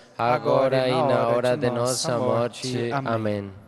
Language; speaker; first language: Portuguese; non-native, learner; Spanish